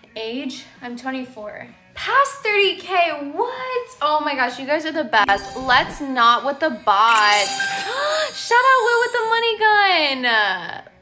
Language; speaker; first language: English; native; English